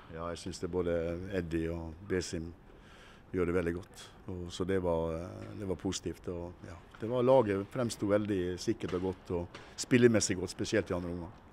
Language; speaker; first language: Norwegian; native; Norwegian